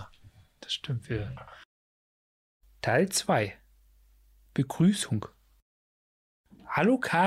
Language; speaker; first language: German; native; German